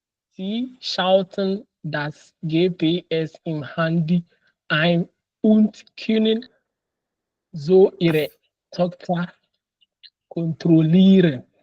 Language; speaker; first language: German; non-native, learner; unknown